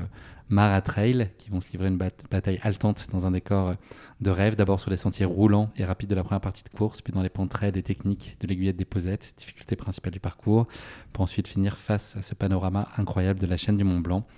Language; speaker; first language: French; native; French